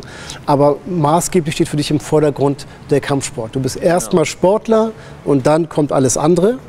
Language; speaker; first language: German; native; German